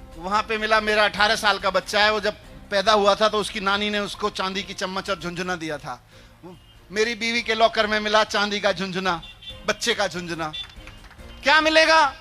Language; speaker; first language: Hindi; native; Hindi